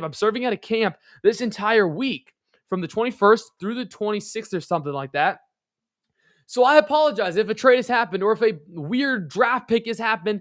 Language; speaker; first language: English; native; English